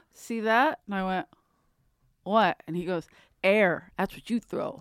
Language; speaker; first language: English; native; English